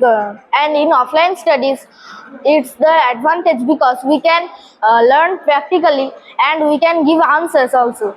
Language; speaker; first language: English; non-native, learner; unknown